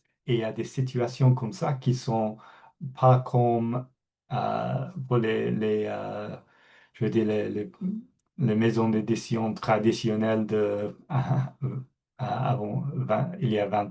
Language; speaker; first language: French; non-native, fluent; English